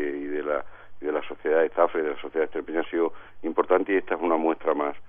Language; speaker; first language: Spanish; native; Spanish